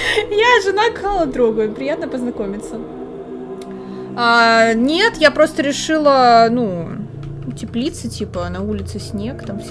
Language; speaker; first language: Russian; native; Russian